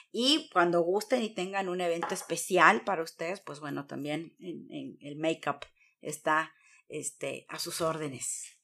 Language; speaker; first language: Spanish; native; Spanish